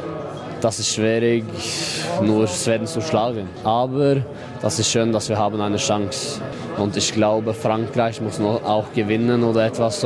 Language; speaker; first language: German; non-native, fluent; Norwegian